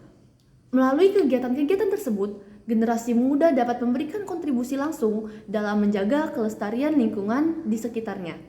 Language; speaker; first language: Indonesian; native; Indonesian